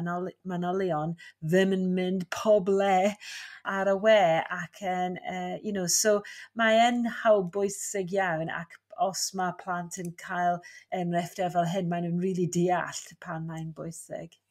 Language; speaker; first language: Welsh; non-native, fluent; English